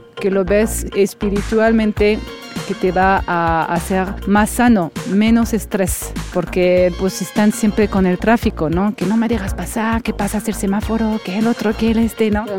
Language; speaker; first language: Spanish; non-native, fluent; French